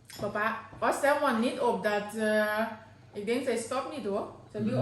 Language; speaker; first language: Dutch; non-native, learner; Thai